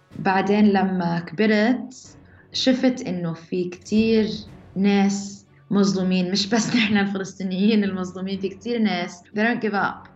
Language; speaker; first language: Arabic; early bilingual, heritage; Arabic